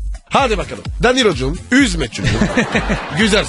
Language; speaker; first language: Turkish; non-native, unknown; French